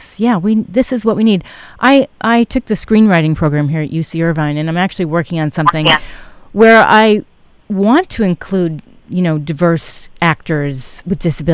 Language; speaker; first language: English; native; English